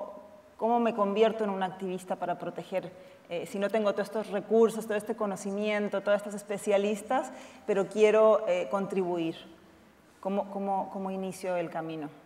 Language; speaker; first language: Spanish; native; Spanish